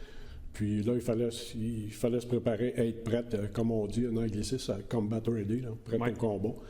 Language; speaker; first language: French; native; French